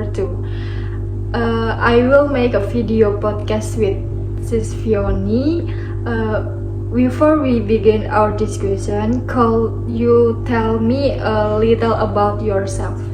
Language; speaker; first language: English; non-native, learner; Indonesian